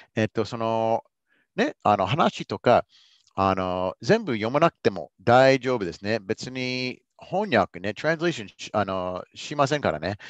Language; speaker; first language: Japanese; non-native, fluent; English